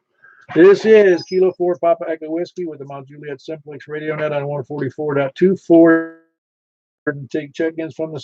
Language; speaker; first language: English; native; English